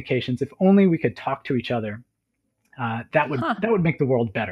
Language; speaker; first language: English; native; English